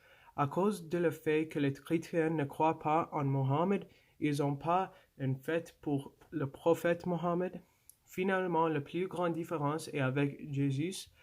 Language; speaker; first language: French; non-native, local second language; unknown